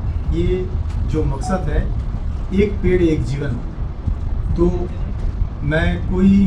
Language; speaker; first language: Hindi; non-native, local second language; Bangla